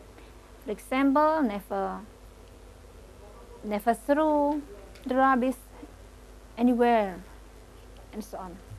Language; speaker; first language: English; non-native, local second language; Indonesian